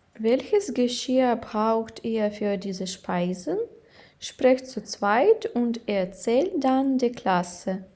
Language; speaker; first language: German; non-native, fluent; Ukrainian